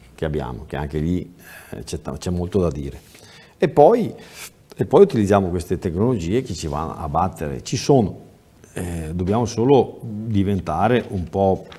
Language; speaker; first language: Italian; native; Italian